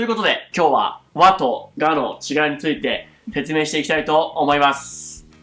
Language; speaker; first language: Japanese; native; Japanese